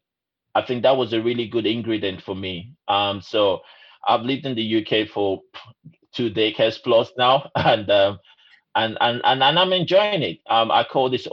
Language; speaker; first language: English; non-native, local second language; Igbo